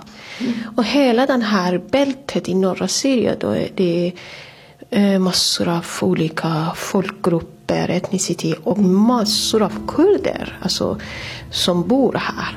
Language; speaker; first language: Swedish; non-native, fluent; Persian